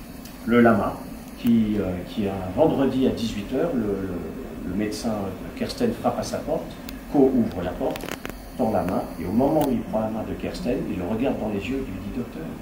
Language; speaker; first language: French; native; French